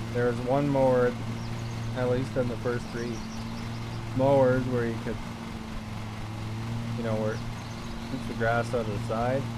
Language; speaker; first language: English; native; English